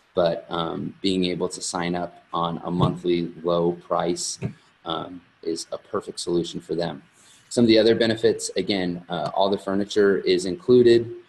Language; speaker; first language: English; native; English